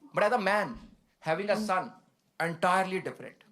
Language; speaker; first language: English; non-native, local second language; Hindi